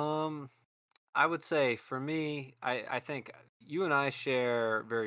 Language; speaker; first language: English; native; English